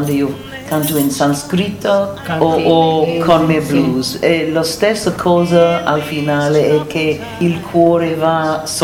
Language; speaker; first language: Italian; non-native, learner; English